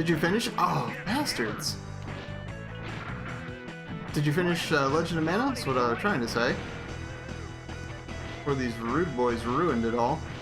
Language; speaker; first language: English; native; English